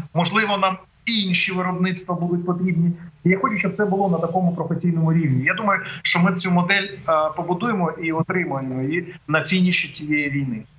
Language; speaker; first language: Ukrainian; native; Ukrainian